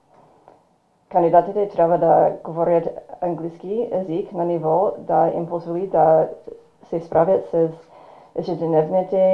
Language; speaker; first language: Bulgarian; non-native, fluent; English